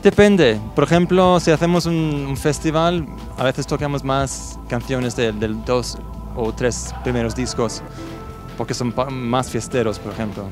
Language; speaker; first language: Spanish; non-native, fluent; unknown